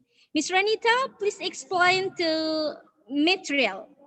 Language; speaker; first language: English; non-native, learner; Indonesian